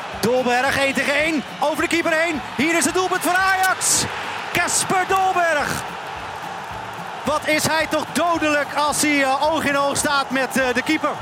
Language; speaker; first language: Dutch; native; Dutch